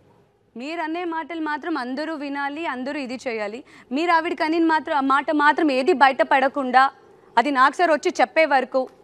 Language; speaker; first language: Telugu; native; Telugu